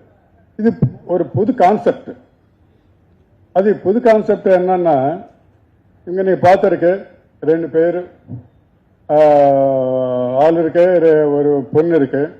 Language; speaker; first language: Tamil; non-native, learner; Telugu